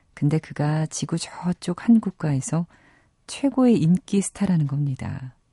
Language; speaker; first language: Korean; native; Korean